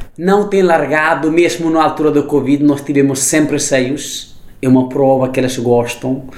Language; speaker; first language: Portuguese; non-native, fluent; Nepali